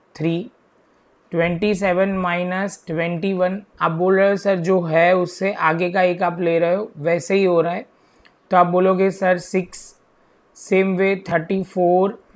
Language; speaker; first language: Hindi; non-native, local second language; Gujarati